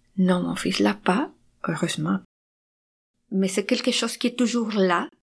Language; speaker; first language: French; non-native, fluent; Spanish